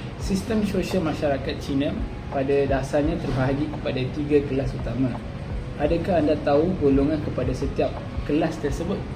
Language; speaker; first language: Malay; non-native, local second language; Tamil